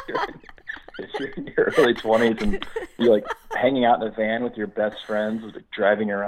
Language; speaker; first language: English; native; English